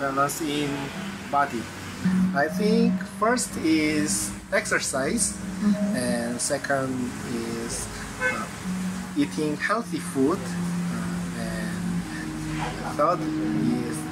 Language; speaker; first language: English; non-native, learner; Korean